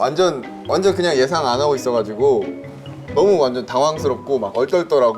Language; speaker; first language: Korean; native; Korean